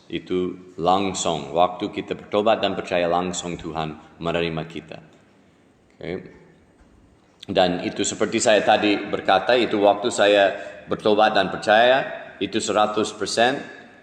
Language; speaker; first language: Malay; non-native, fluent; English